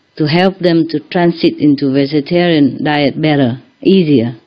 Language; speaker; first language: English; non-native, fluent; Vietnamese